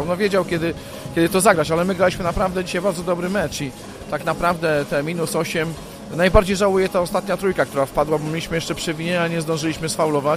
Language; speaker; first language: Polish; native; Polish